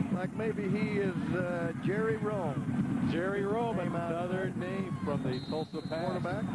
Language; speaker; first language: English; native; English